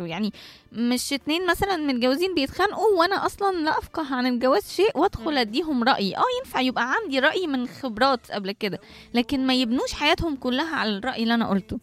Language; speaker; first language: Arabic; native; Arabic